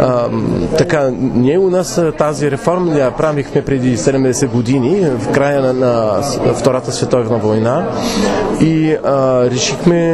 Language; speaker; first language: Bulgarian; non-native, fluent; French